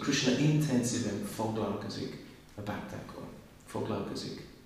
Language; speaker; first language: Hungarian; non-native, learner; English